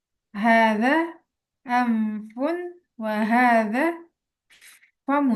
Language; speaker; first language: Arabic; non-native, learner; Indonesian